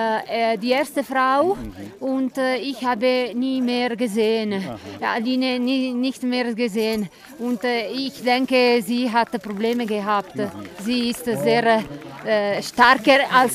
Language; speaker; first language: German; non-native, learner; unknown